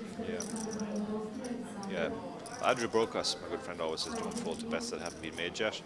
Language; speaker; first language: English; native; English